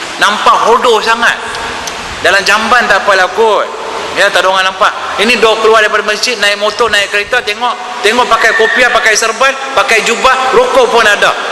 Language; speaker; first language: Malay; non-native, local second language; Tamil